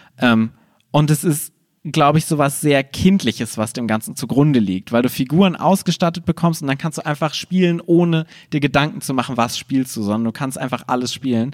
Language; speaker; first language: German; native; German